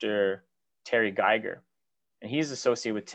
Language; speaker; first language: English; native; English